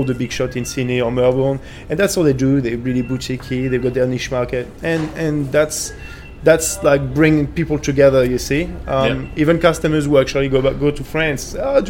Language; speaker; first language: English; non-native, fluent; French